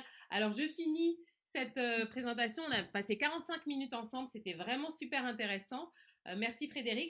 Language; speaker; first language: French; native; French